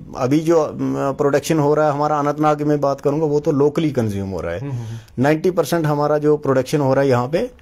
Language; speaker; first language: Hindi; non-native, local second language; Kashmiri